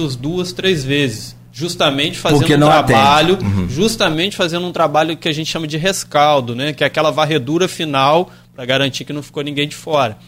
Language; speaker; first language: Portuguese; native; Portuguese